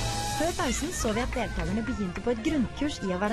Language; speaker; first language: Norwegian; native; Norwegian